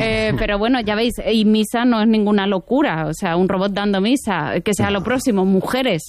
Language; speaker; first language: Spanish; native; Spanish